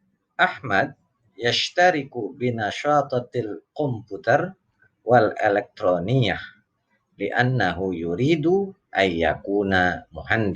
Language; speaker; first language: Arabic; non-native, fluent; Indonesian